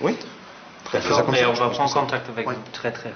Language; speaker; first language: French; non-native, fluent; English